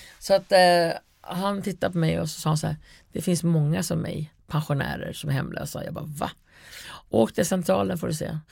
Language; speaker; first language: Swedish; native; Swedish